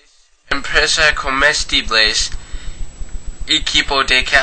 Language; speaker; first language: Spanish; non-native, learner; English